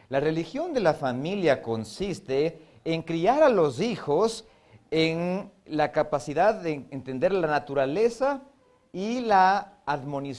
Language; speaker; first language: Spanish; native; Spanish